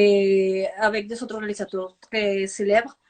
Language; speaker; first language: French; non-native, fluent; Spanish